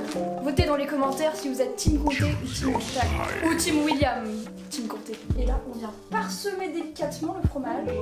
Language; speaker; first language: French; native; French